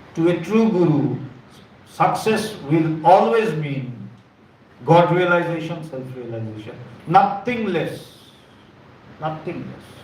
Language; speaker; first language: English; non-native, local second language; Bangla